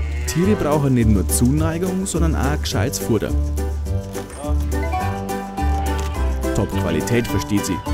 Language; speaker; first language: German; native; German